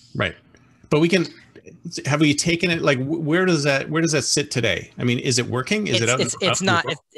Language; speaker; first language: English; native; English